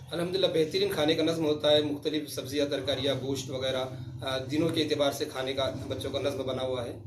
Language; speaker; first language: Urdu; native; Urdu